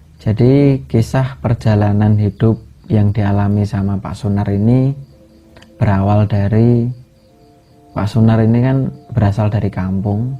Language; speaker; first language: Indonesian; native; Indonesian